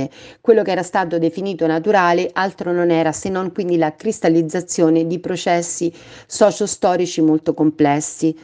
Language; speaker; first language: Italian; native; Italian